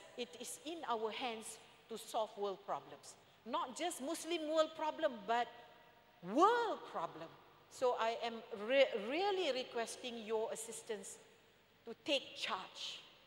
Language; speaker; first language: English; non-native, local second language; Malay